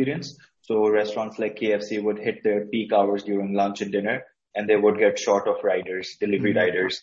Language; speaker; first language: English; non-native, local second language; Urdu